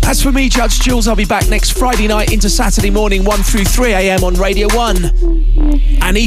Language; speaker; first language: English; native; English